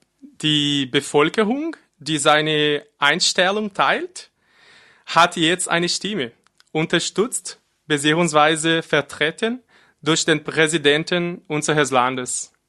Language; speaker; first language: German; non-native, fluent; Portuguese